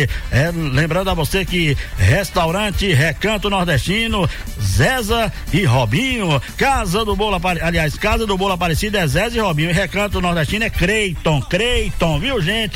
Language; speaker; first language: Portuguese; native; Portuguese